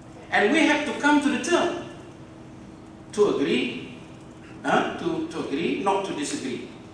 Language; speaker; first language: English; non-native, local second language; Malay